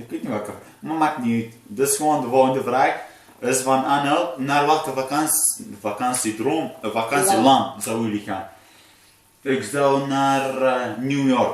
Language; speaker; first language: Dutch; early bilingual, other home language; Arabic